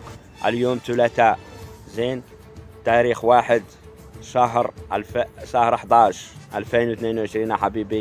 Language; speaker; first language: Arabic; non-native, learner; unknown